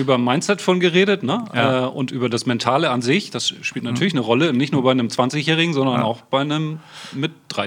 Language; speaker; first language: German; native; German